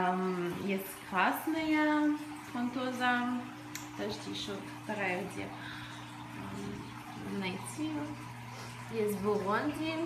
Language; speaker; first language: Russian; early bilingual, other home language; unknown